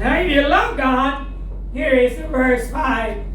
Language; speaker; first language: English; non-native, local second language; Filipino